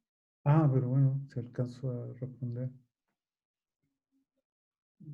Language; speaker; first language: Spanish; native; Spanish